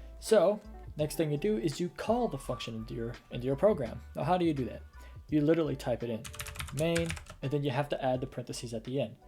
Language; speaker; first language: English; native; English